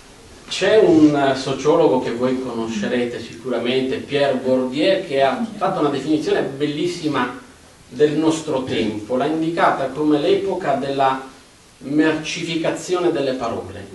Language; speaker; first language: Italian; native; Italian